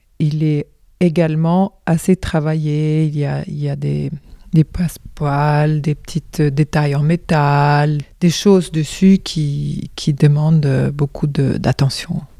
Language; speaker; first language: French; non-native, fluent; Swedish